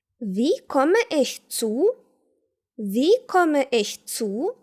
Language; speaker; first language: German; non-native, fluent; Ukrainian